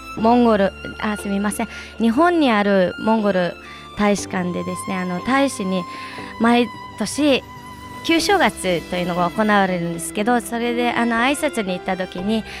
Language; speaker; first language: Japanese; non-native, fluent; Mongolian